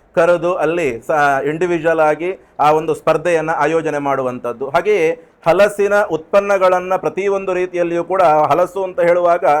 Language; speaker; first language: Kannada; native; Kannada